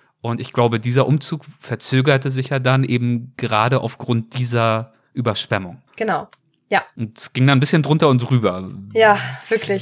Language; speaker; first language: German; native; German